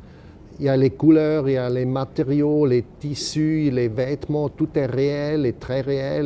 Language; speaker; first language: French; non-native, local second language; German